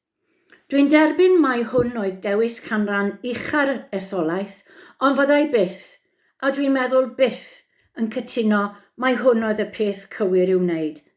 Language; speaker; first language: Welsh; native; Welsh